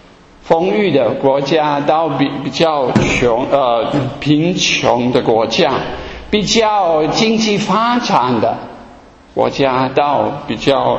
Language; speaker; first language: Chinese; non-native, fluent; German